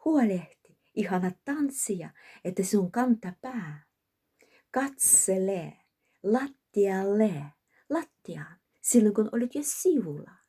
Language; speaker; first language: Finnish; non-native, learner; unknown